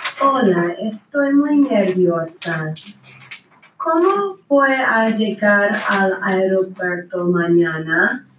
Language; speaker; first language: Spanish; non-native, learner; English